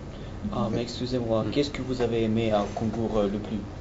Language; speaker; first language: French; non-native, learner; Russian